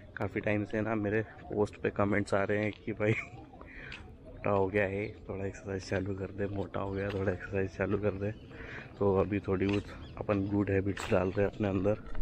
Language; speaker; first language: Hindi; native; Hindi